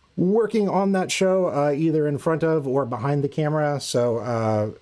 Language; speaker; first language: English; native; English